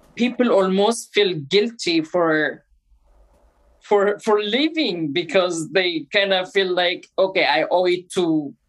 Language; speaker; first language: English; non-native, fluent; Amharic